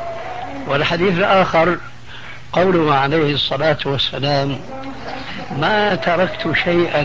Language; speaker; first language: Arabic; native; Arabic